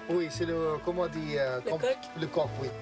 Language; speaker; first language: French; non-native, fluent; Greek